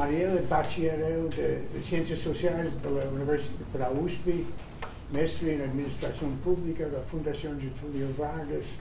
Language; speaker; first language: Portuguese; non-native, fluent; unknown